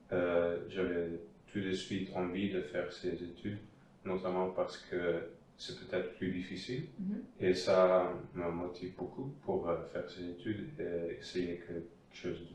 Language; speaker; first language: French; non-native, fluent; Dutch